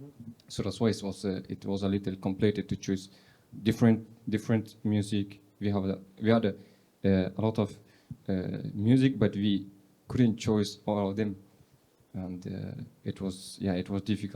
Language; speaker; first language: English; non-native, learner; Persian